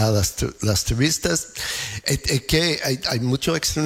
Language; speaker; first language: Spanish; non-native, learner; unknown